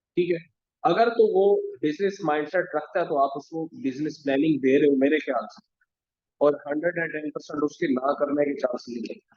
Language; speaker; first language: Urdu; non-native, local second language; Punjabi